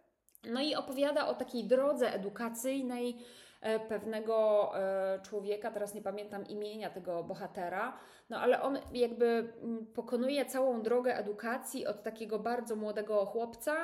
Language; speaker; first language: Polish; native; Polish